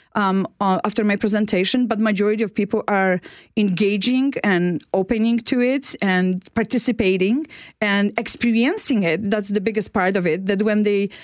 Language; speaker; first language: English; non-native, fluent; Polish